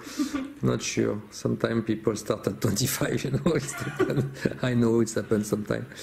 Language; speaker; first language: English; non-native, fluent; French